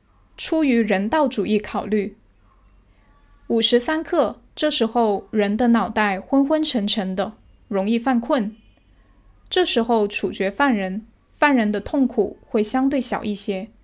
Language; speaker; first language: Chinese; native; Chinese